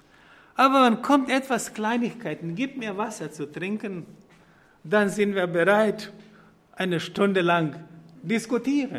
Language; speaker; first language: German; non-native, fluent; Croatian